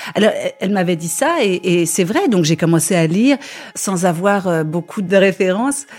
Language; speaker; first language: French; native; French